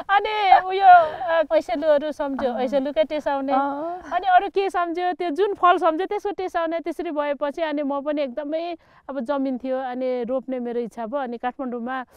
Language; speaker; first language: Nepali; native; Nepali